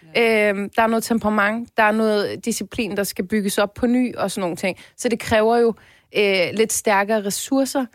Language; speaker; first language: Danish; early bilingual, other home language; Turkish